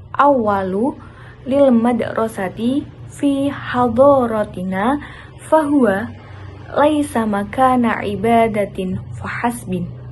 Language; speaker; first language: Arabic; non-native, learner; Indonesian